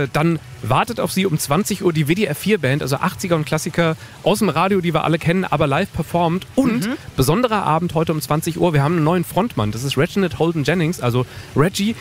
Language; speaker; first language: German; native; German